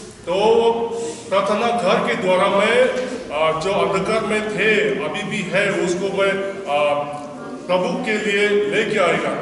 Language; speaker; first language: Hindi; non-native, local second language; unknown